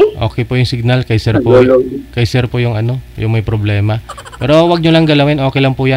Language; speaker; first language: Filipino; native; Filipino